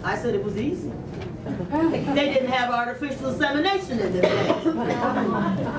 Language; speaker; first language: English; native; English